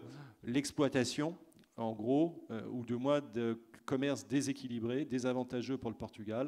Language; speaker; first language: French; native; French